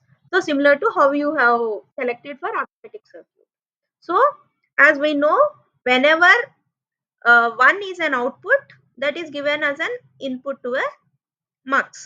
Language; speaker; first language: English; non-native, local second language; Telugu